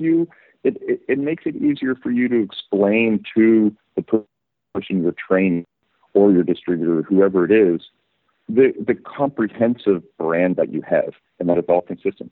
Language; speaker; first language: English; native; English